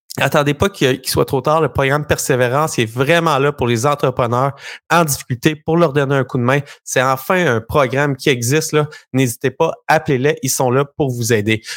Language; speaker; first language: French; native; French